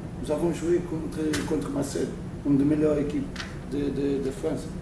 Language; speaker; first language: French; non-native, learner; Portuguese